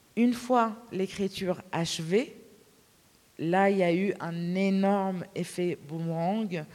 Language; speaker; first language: French; native; French